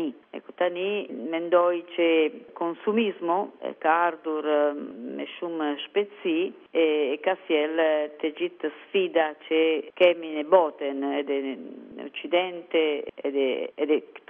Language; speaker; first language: Albanian; non-native, learner; Italian